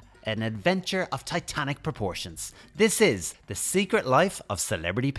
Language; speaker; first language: English; native; English